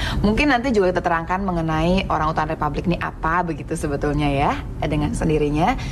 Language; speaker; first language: Indonesian; native; Indonesian